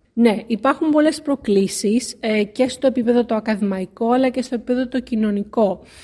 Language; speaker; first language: Greek; native; Greek